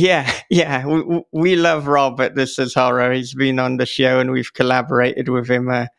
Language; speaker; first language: English; native; English